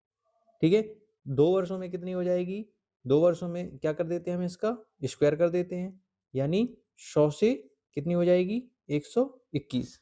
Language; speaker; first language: Hindi; native; Hindi